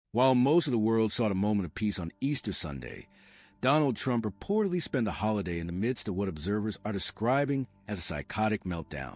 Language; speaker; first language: English; native; English